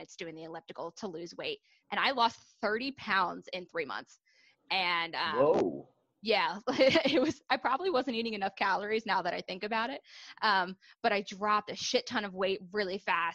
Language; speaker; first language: English; native; English